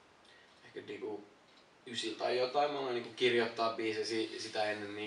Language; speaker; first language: Finnish; native; Finnish